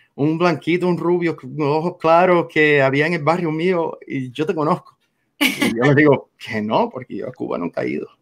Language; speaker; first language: Spanish; non-native, fluent; English